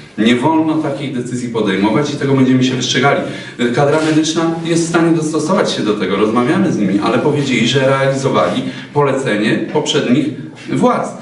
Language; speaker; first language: Polish; native; Polish